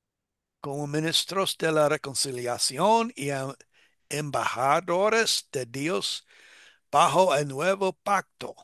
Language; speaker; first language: Spanish; non-native, fluent; English